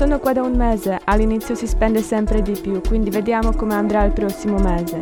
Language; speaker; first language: Italian; non-native, fluent; Czech